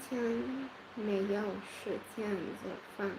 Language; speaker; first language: Chinese; non-native, learner; Arabic